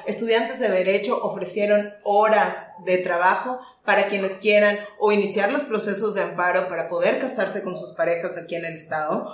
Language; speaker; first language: Spanish; native; Spanish